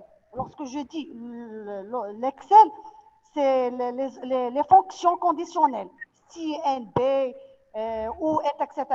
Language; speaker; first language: French; non-native, local second language; Arabic